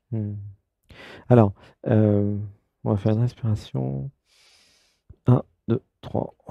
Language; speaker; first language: French; native; French